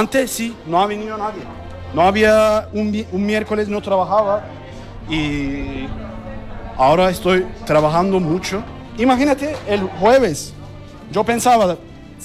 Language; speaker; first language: Spanish; non-native, learner; Turkish